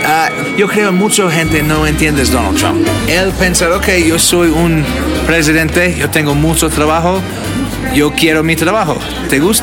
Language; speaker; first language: Spanish; non-native, learner; English